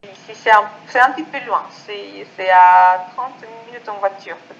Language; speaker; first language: French; non-native, fluent; Spanish